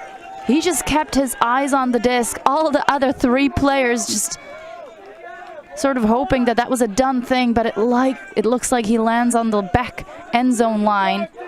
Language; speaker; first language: English; native; English